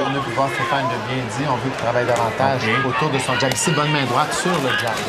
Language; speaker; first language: French; native; French